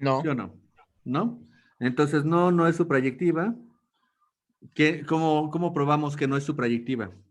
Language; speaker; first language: Spanish; native; Spanish